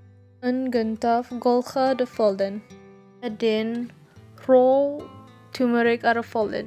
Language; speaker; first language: Welsh; non-native, learner; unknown